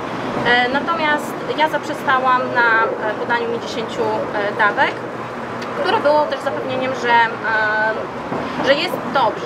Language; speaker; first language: Polish; native; Polish